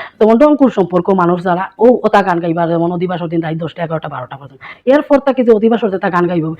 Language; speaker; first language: Bangla; native; Bangla